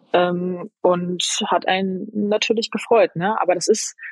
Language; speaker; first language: German; native; German